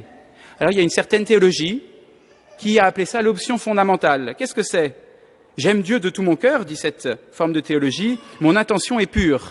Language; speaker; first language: French; native; French